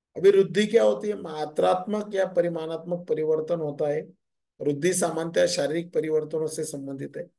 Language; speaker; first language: Hindi; non-native, local second language; Marathi